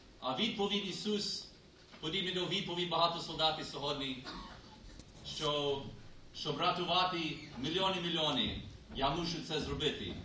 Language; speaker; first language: Ukrainian; non-native, learner; Polish